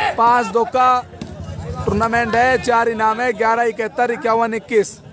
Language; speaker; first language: Hindi; native; Hindi